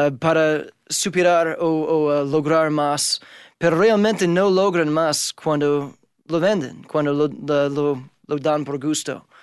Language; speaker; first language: Spanish; non-native, fluent; English